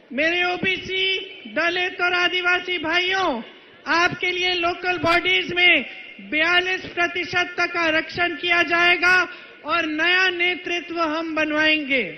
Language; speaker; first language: Hindi; native; Hindi